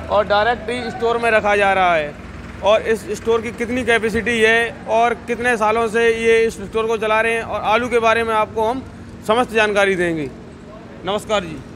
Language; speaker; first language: Hindi; native; Hindi